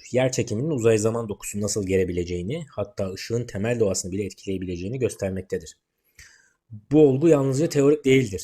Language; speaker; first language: Turkish; native; Turkish